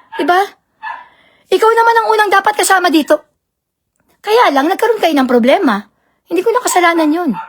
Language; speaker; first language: Filipino; native; Filipino